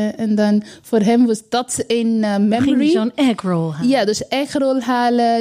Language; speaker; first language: Dutch; non-native, learner; Bangla